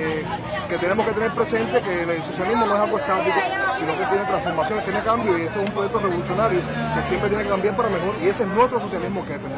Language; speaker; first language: Spanish; native; Spanish